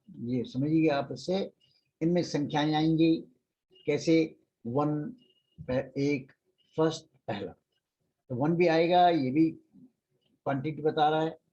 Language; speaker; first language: Hindi; native; Hindi